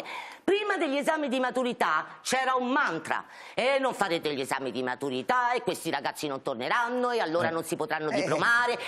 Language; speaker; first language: Italian; native; Italian